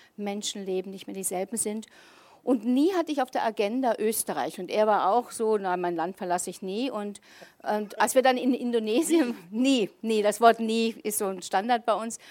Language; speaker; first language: German; native; German